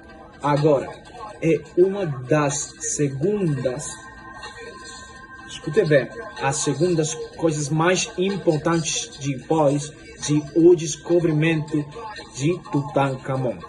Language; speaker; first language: Portuguese; non-native, fluent; Spanish